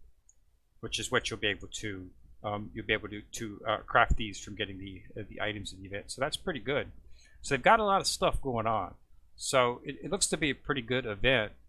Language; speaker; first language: English; native; English